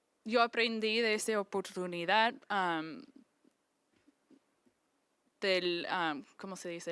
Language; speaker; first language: Spanish; early bilingual, heritage; English